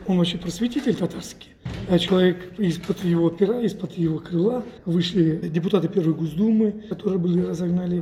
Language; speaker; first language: Russian; non-native, local second language; Tatar